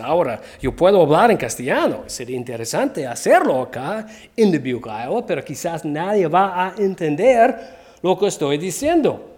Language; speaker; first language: Spanish; non-native, fluent; English